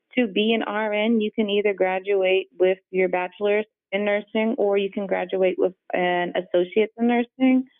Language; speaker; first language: English; native; English